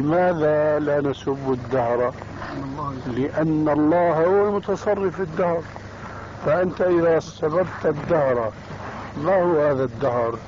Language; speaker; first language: Arabic; early bilingual, other home language; Albanian